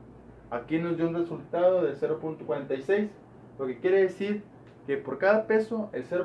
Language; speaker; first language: Spanish; native; Spanish